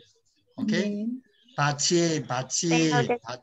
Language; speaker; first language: Korean; native; Korean